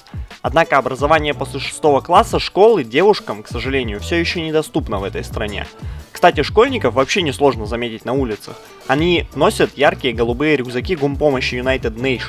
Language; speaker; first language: Russian; native; Russian